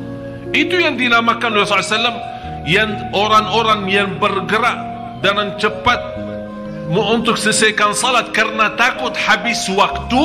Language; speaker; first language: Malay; non-native, fluent; Arabic